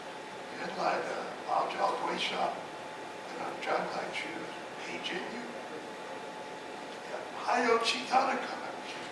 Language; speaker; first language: Chinese; non-native, fluent; English